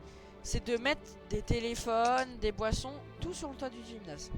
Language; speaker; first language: French; native; French